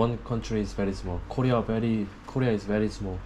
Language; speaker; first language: English; non-native, learner; Korean